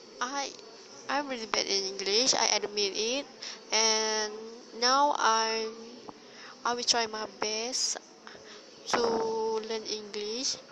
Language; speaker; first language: English; non-native, learner; Malay